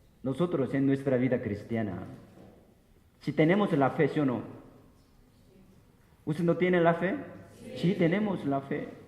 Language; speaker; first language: Spanish; non-native, fluent; Korean